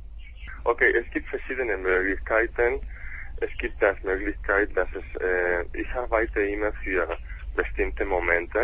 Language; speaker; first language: German; non-native, learner; Spanish